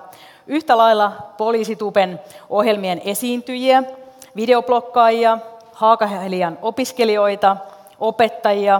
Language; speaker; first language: Finnish; native; Finnish